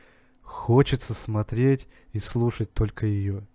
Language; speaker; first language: Russian; native; Russian